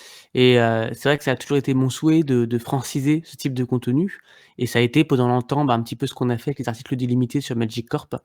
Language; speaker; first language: French; native; French